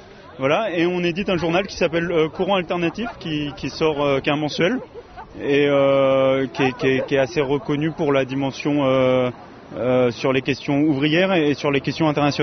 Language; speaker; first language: French; native; French